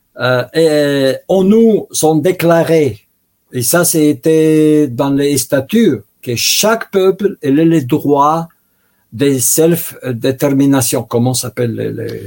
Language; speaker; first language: French; non-native, learner; Russian